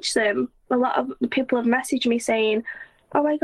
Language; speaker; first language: English; native; English